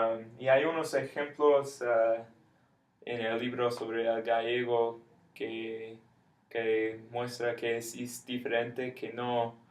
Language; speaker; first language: Spanish; non-native, fluent; English